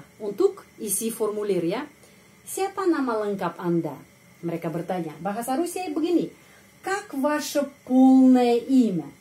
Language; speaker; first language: Indonesian; non-native, fluent; Russian